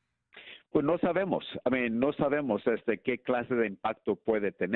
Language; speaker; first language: Spanish; early bilingual, heritage; Spanish